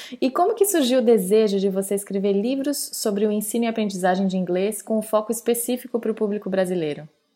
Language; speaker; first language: Portuguese; native; Portuguese